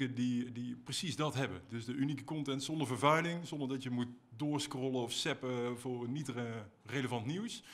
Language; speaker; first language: Dutch; native; Dutch